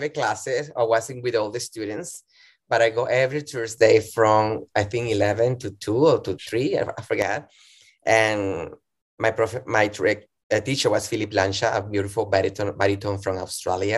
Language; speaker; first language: English; non-native, fluent; Spanish